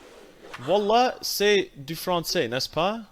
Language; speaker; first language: French; non-native, fluent; English